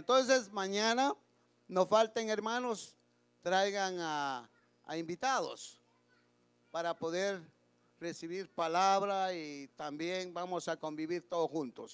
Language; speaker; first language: Spanish; native; Spanish